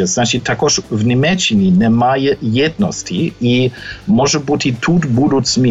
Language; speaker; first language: Ukrainian; non-native, fluent; German